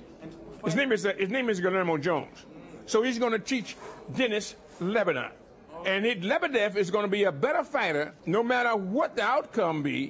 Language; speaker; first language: English; native; English